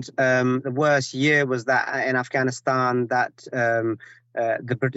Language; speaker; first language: English; non-native, fluent; Persian